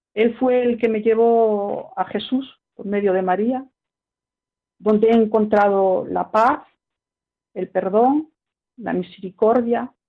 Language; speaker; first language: Spanish; early bilingual, heritage; French